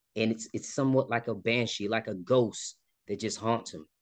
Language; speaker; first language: English; native; English